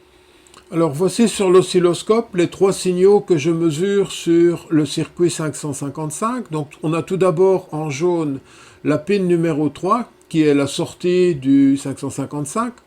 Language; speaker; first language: French; native; French